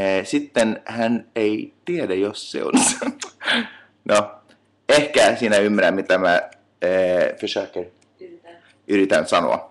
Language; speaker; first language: Finnish; non-native, local second language; Swedish